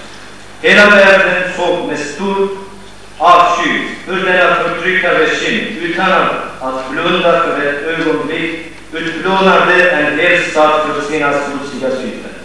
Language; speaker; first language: Swedish; non-native, fluent; Kurdish